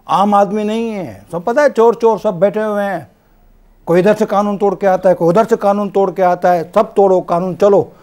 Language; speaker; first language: Urdu; non-native, local second language; Sindhi